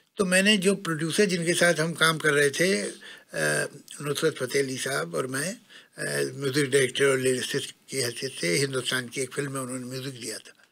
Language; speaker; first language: Hindi; native; Hindi